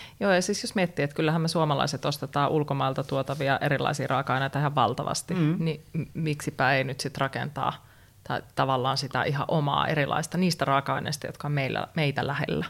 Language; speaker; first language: Finnish; native; Finnish